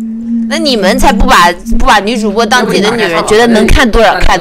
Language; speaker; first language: Chinese; native; Chinese